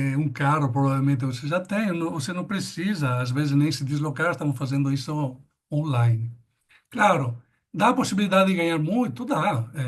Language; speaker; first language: Portuguese; non-native, fluent; Italian